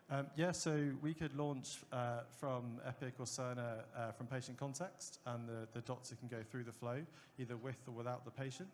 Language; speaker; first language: English; native; English